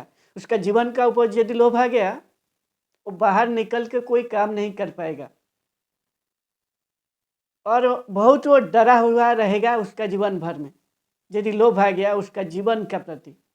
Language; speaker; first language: Hindi; non-native, local second language; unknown